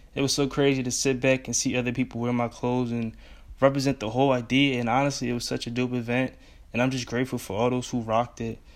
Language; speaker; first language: English; native; English